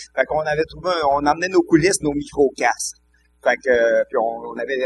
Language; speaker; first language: French; native; French